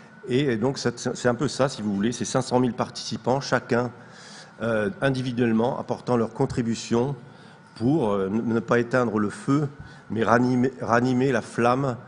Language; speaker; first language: French; native; French